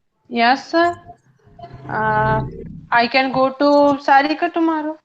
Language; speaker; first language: English; non-native, learner; Hindi